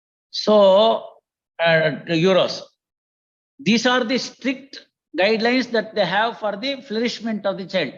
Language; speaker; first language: English; non-native, local second language; Kannada